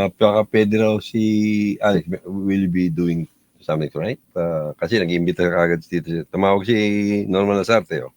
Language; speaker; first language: Filipino; non-native, local second language; Iloko